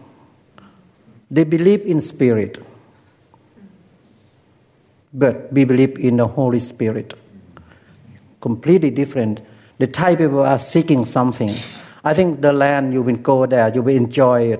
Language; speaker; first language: English; non-native, learner; Lao